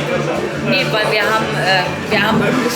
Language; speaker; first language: German; native; German